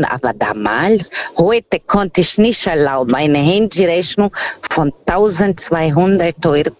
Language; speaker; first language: German; non-native, fluent; Portuguese